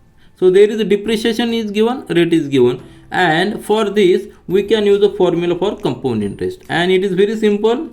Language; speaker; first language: English; non-native, local second language; Marathi